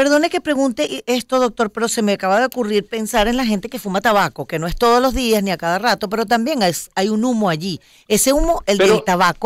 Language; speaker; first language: Spanish; native; Spanish